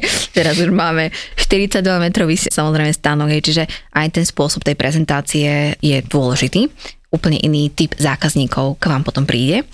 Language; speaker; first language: Slovak; native; Slovak